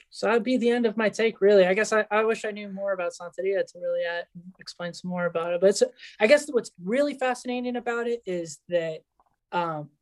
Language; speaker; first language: English; early bilingual, other home language; Spanish